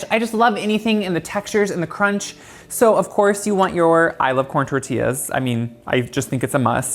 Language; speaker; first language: English; native; English